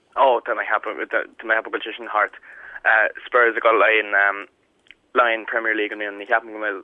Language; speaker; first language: Irish; native; Irish